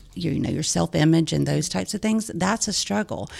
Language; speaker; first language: English; native; English